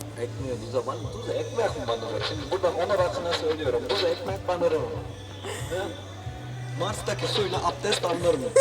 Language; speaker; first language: Turkish; native; Turkish